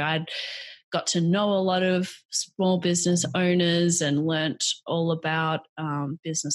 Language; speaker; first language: English; native; English